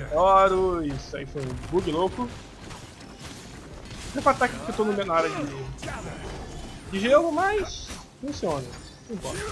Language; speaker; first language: Portuguese; native; Portuguese